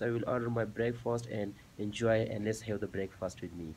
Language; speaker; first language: English; non-native, local second language; Urdu